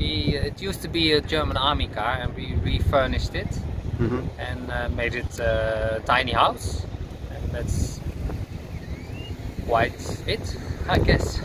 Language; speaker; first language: English; non-native, fluent; German